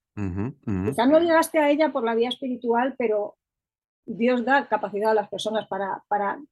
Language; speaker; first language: Spanish; native; Spanish